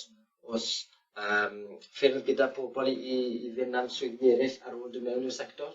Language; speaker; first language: Welsh; native; Welsh